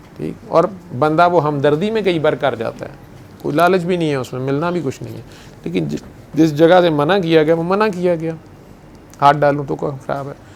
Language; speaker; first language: Urdu; non-native, local second language; Punjabi